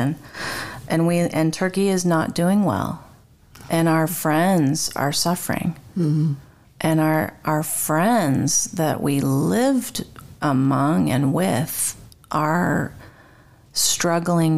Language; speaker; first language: English; native; English